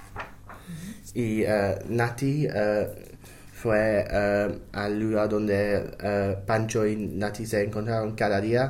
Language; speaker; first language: Spanish; non-native, learner; English